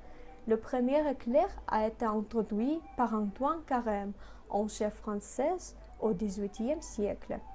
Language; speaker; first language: French; non-native, learner; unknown